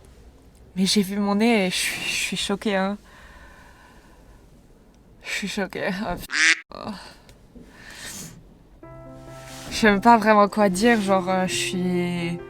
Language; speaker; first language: French; native; French